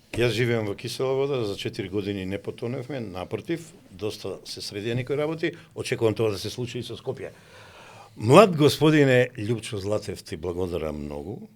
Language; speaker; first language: Macedonian; native; Macedonian